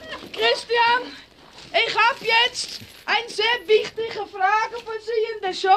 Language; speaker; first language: German; non-native, learner; Dutch